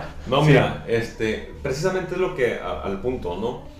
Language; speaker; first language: Spanish; native; Spanish